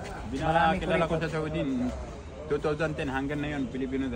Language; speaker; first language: Filipino; non-native, learner; Arabic